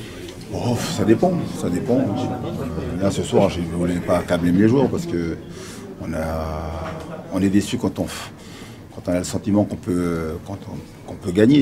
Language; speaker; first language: French; native; French